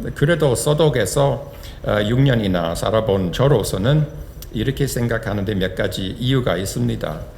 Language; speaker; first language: Korean; non-native, fluent; English